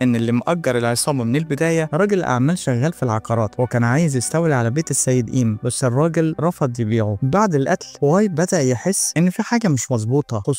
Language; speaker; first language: Arabic; native; Arabic